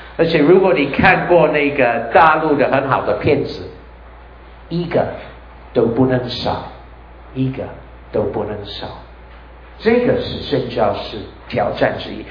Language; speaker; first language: Chinese; non-native, fluent; English